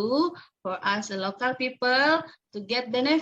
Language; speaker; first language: English; non-native, learner; Indonesian